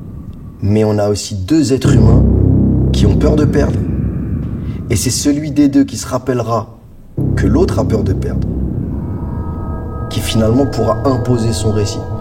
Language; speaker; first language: French; native; French